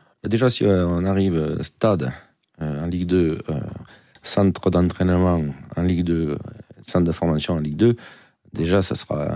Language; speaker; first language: French; native; French